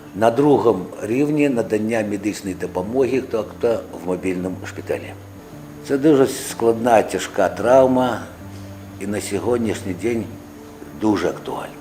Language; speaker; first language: Ukrainian; non-native, local second language; Russian